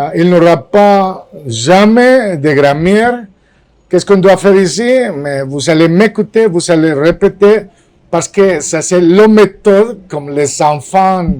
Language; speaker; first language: French; non-native, fluent; Spanish